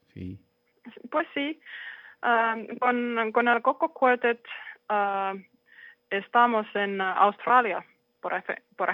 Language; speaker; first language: Spanish; non-native, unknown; Finnish